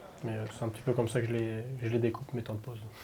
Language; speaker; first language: French; native; French